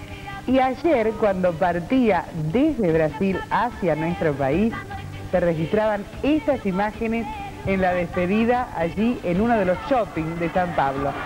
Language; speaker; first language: Spanish; native; Spanish